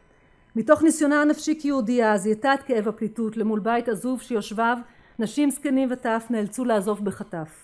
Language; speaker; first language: Hebrew; native; Hebrew